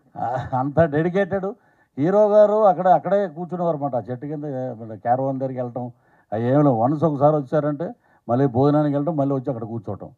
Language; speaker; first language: Telugu; native; Telugu